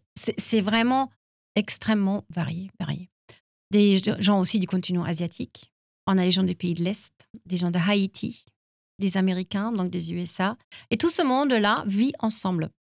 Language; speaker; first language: French; non-native, fluent; German